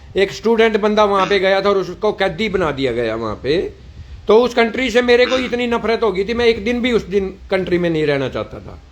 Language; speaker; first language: Hindi; native; Hindi